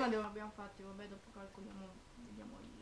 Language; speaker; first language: Italian; native; Italian